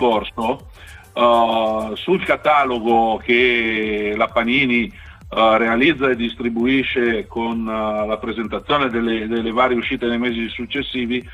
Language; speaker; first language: Italian; native; Italian